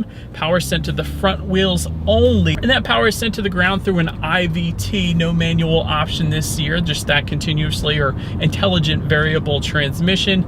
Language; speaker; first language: English; native; English